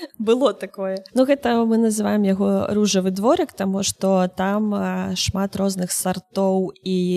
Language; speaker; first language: Belarusian; non-native, local second language; Russian